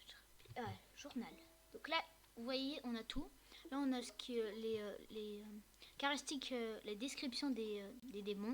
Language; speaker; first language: French; native; French